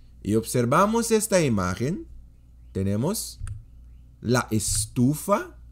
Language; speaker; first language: Spanish; non-native, fluent; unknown